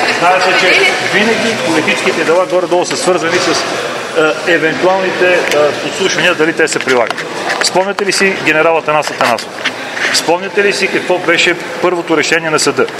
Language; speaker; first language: Bulgarian; native; Bulgarian